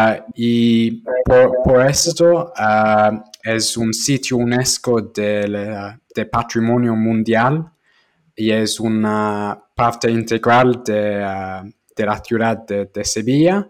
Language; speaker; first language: Spanish; non-native, fluent; English